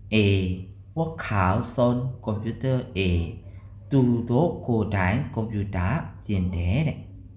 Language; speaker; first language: Burmese; native; Burmese